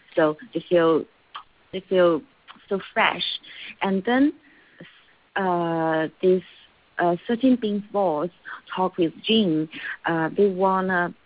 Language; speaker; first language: English; non-native, learner; Chinese